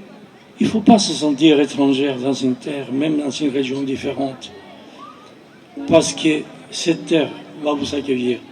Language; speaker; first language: French; non-native, fluent; Spanish